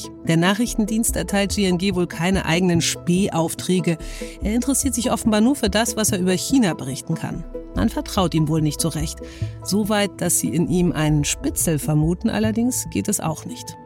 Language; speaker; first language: German; native; German